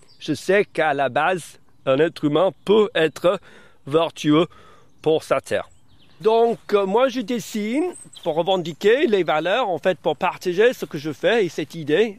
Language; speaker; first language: French; early bilingual, other home language; English